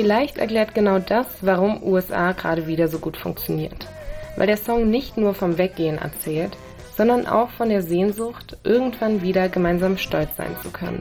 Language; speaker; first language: German; native; German